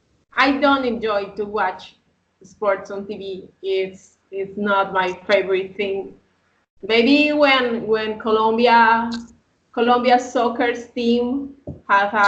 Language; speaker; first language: English; non-native, learner; Spanish